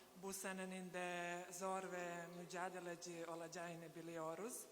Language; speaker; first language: Turkish; non-native, learner; Serbian